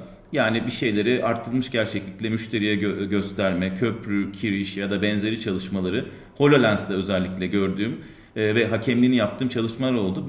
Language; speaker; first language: Turkish; native; Turkish